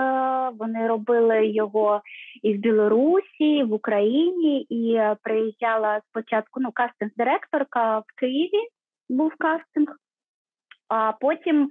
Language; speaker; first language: Ukrainian; native; Ukrainian